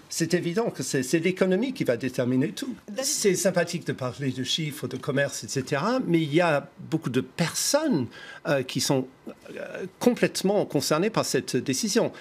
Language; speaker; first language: French; non-native, fluent; English